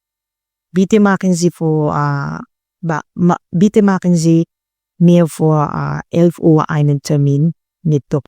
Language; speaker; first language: German; non-native, learner; Filipino